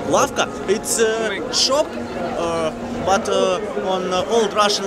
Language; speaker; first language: English; non-native, learner; Russian